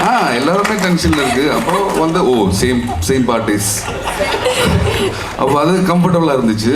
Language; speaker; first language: Tamil; non-native, learner; Malayalam